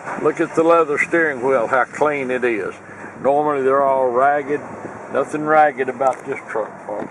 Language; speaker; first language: English; native; English